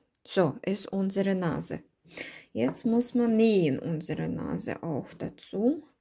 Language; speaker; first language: German; non-native, learner; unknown